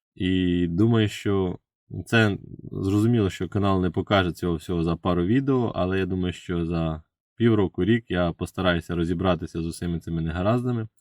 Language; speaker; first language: Ukrainian; native; Ukrainian